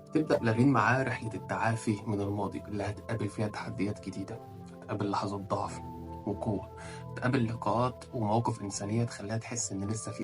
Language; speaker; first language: Arabic; native; Arabic